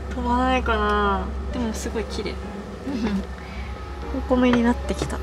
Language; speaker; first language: Japanese; native; Japanese